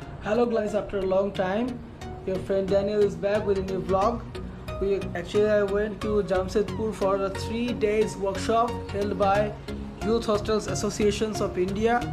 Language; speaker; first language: English; non-native, local second language; Bangla